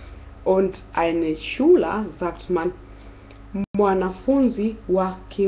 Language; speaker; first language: German; non-native, fluent; Swahili